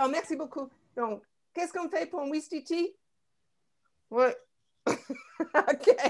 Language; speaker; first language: French; non-native, fluent; English